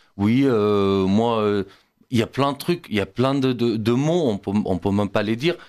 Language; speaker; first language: French; non-native, fluent; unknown